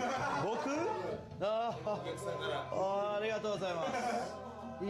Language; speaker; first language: Japanese; non-native, learner; English